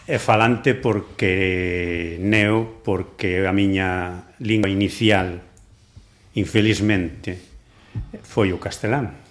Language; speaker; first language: Galician; non-native, local second language; Spanish